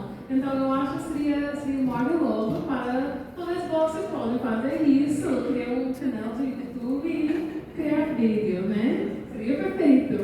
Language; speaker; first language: Portuguese; non-native, learner; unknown